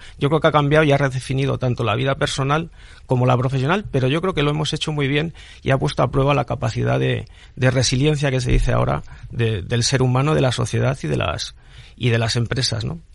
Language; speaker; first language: Spanish; native; Spanish